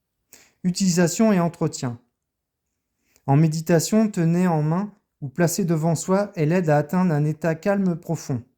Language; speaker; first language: French; native; French